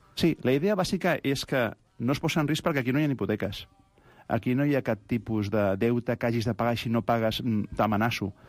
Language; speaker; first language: Catalan; non-native, local second language; Spanish